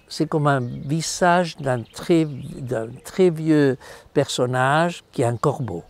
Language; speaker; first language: French; non-native, fluent; Spanish